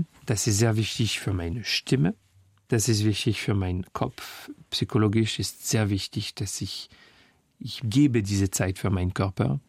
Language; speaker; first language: German; non-native, fluent; French